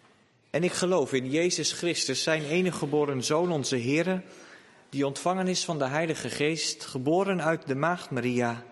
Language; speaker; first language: Dutch; native; Dutch